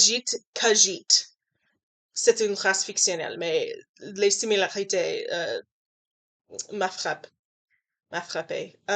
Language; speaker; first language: French; non-native, learner; English